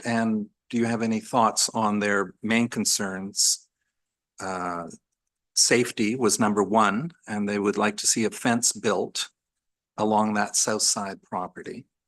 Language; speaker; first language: English; native; English